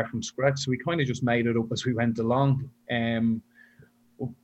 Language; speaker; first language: English; native; English